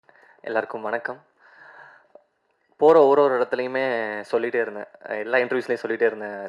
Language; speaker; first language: Tamil; native; Tamil